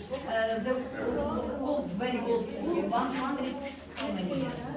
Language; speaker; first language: English; non-native, fluent; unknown